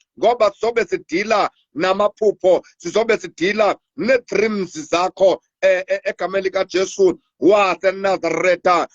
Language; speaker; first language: Zulu; non-native, local second language; Xhosa